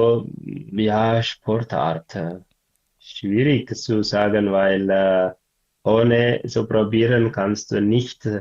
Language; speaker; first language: German; non-native, learner; Tigrinya